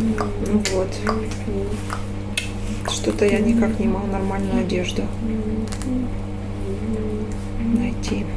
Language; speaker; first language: Russian; native; Russian